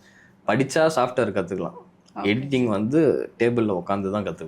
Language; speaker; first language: Tamil; native; Tamil